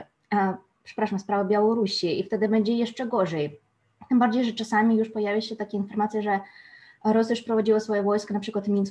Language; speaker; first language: Polish; non-native, fluent; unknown